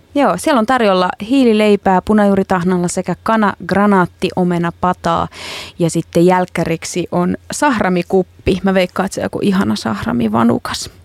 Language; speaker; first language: Finnish; native; Finnish